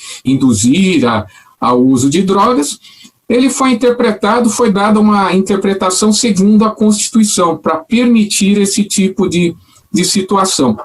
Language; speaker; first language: Portuguese; native; Portuguese